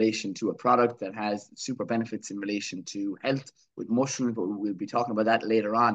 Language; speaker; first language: English; native; English